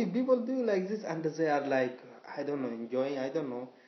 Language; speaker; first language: English; non-native, learner; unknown